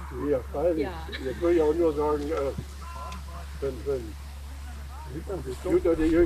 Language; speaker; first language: German; native; German